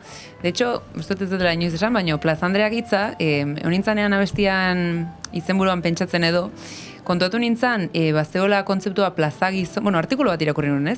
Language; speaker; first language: Basque; native; Basque